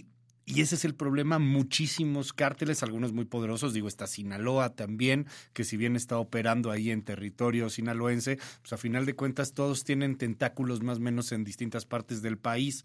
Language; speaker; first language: Spanish; native; Spanish